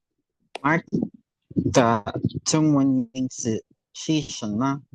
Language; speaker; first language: Chinese; non-native, learner; Filipino